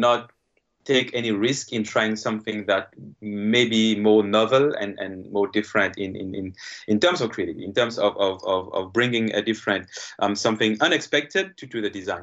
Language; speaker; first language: English; non-native, fluent; Morisyen